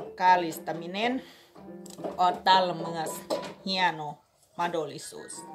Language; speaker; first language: Finnish; non-native, learner; Thai